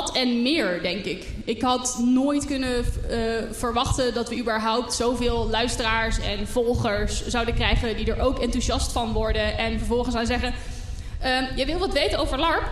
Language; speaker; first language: Dutch; native; Dutch